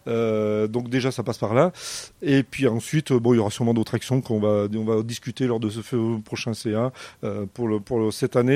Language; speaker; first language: French; native; French